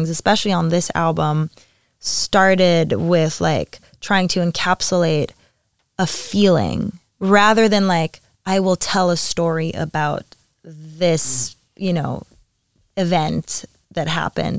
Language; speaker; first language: English; native; English